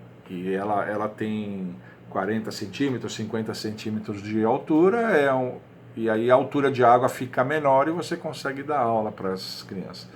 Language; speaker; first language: Portuguese; native; Portuguese